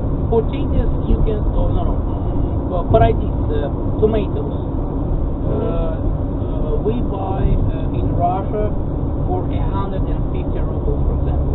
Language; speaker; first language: English; non-native, fluent; Russian